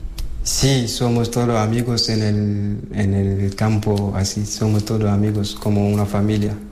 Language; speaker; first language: Spanish; non-native, learner; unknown